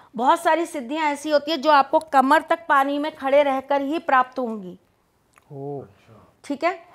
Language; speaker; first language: Hindi; native; Hindi